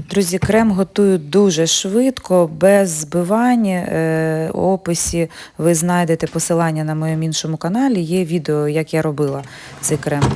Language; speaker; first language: Ukrainian; non-native, local second language; Russian